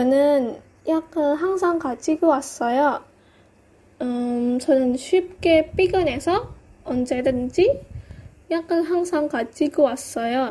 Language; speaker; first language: Korean; non-native, learner; Indonesian